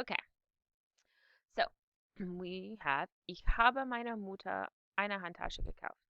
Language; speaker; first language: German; non-native, fluent; English